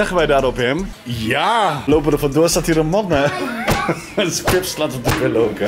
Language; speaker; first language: Dutch; native; Dutch